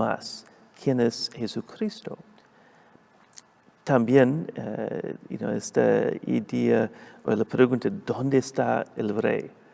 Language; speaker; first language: Spanish; non-native, fluent; English